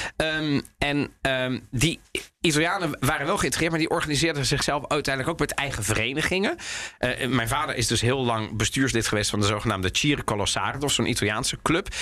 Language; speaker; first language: Dutch; early bilingual, other home language; Italian